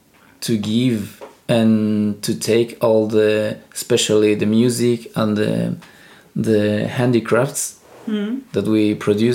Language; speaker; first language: English; non-native, learner; Spanish